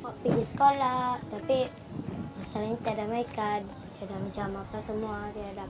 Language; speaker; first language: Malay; early bilingual, other home language; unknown